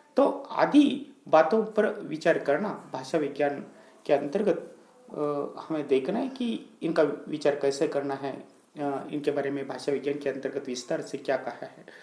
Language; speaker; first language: Hindi; non-native, local second language; Marathi